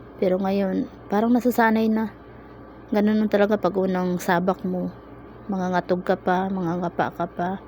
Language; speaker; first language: Filipino; non-native, local second language; Cebuano